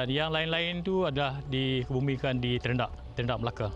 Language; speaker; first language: Malay; native; Malay